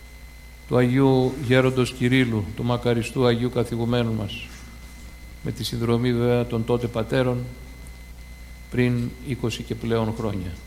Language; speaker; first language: Greek; native; Greek